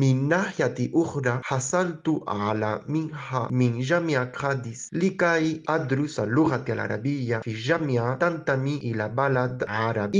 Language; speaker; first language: Arabic; non-native, fluent; Spanish